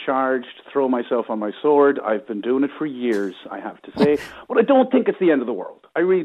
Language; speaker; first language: English; native; English